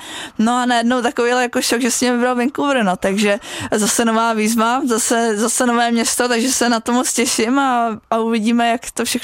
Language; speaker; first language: Czech; native; Czech